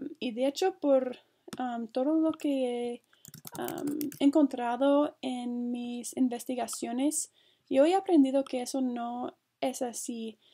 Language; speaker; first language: Spanish; non-native, fluent; English